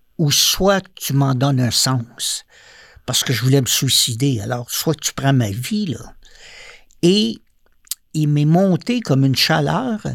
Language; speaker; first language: French; native; French